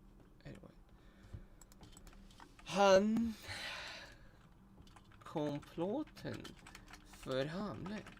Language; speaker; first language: Swedish; non-native, learner; Russian